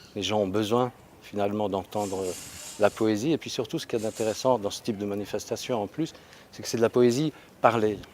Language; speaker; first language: French; native; French